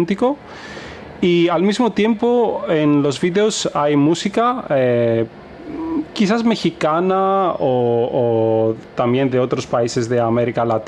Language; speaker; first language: Spanish; non-native, fluent; Greek